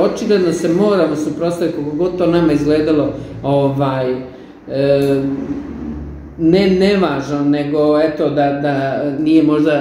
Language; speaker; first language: Serbian; native; Serbian